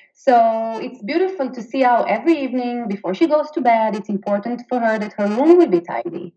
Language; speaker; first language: English; non-native, fluent; Hebrew